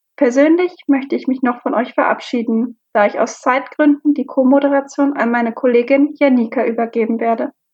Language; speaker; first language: German; native; German